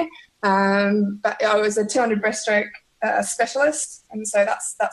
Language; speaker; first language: English; native; English